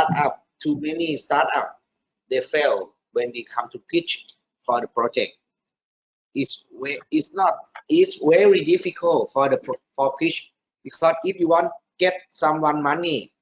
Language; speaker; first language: English; non-native, learner; Thai